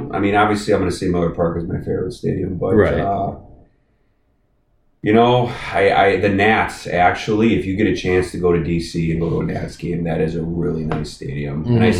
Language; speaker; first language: English; native; English